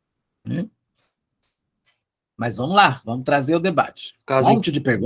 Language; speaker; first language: Portuguese; native; Portuguese